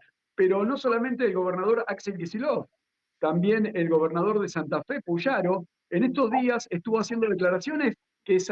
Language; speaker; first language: Spanish; native; Spanish